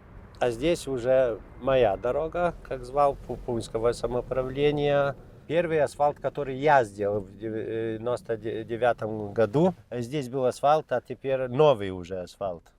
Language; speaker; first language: Russian; non-native, fluent; Lithuanian